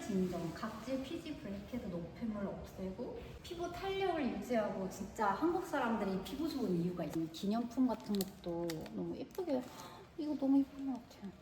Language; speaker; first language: Korean; non-native, fluent; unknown